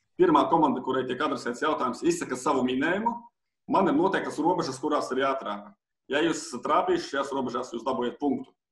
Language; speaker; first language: Latvian; non-native, local second language; Russian